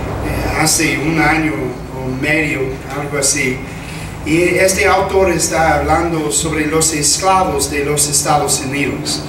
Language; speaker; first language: Spanish; non-native, fluent; English